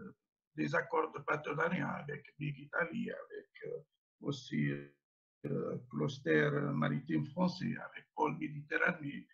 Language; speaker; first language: French; non-native, local second language; Arabic